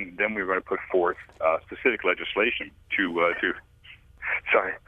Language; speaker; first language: English; native; English